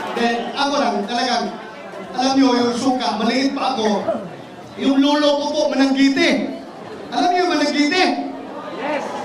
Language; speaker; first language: Filipino; non-native, local second language; Cebuano